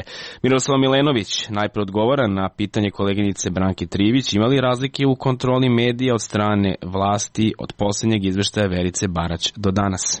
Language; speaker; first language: Serbian; native; Serbian